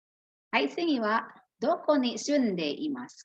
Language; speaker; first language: Japanese; non-native, fluent; Indonesian